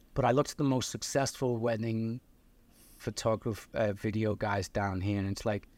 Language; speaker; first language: English; native; English